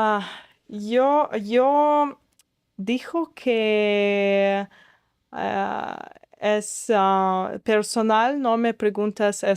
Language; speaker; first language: Spanish; non-native, learner; Russian